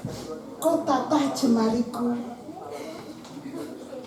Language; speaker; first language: Indonesian; native; Indonesian